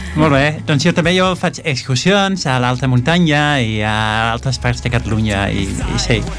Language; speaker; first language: Catalan; non-native, fluent; Dutch